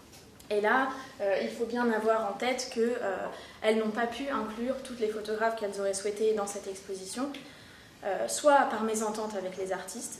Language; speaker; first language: French; native; French